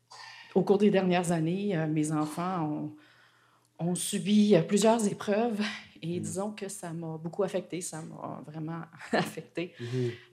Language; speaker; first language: French; native; French